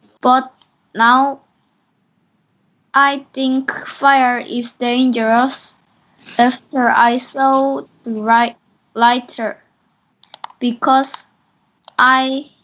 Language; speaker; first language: English; non-native, learner; Korean